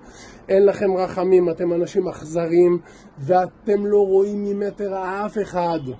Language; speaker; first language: Hebrew; native; Hebrew